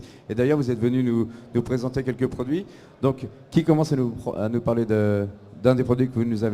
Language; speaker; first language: French; native; French